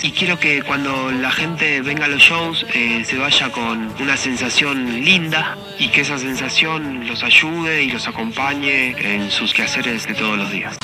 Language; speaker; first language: Spanish; native; Spanish